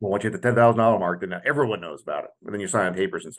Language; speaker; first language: English; native; English